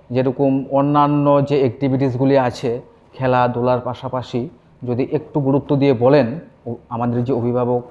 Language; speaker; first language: Bangla; native; Bangla